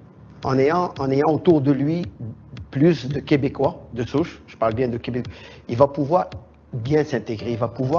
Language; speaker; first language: French; non-native, local second language; Arabic